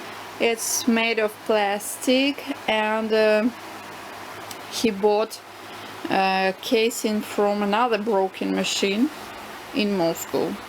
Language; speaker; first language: English; non-native, learner; Russian